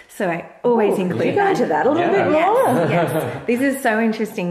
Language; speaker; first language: English; native; English